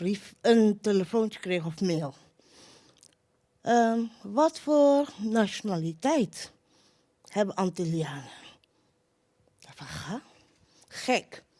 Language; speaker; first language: Dutch; non-native, local second language; Papiamento